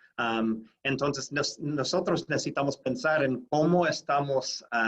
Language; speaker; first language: Spanish; non-native, fluent; English